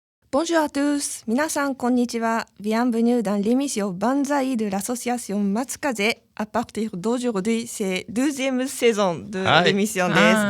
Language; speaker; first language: French; non-native, learner; Japanese